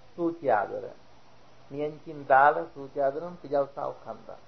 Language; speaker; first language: Chinese; non-native, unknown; Sinhala